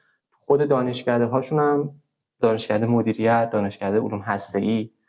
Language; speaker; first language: Persian; native; Persian